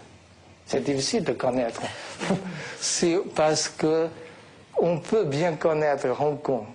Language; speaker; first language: French; non-native, fluent; Chinese